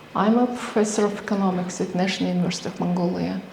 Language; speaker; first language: English; non-native, fluent; Mongolian